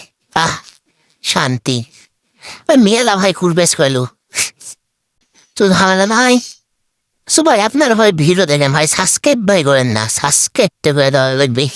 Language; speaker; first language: Bangla; native; Bangla